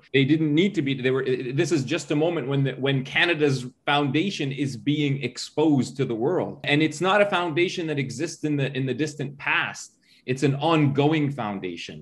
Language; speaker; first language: English; early bilingual, other home language; Arabic